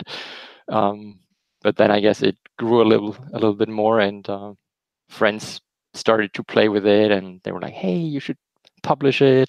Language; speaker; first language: English; non-native, fluent; German